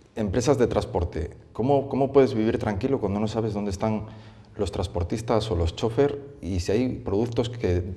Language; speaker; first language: Spanish; native; Spanish